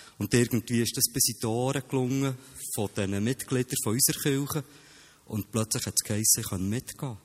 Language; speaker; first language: German; native; German